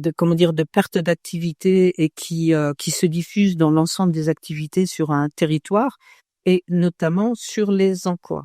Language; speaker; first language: French; native; French